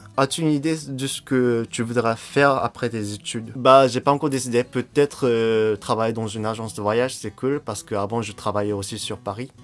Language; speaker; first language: French; non-native, fluent; Japanese